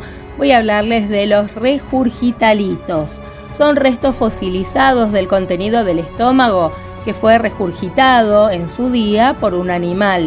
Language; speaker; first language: Spanish; native; Spanish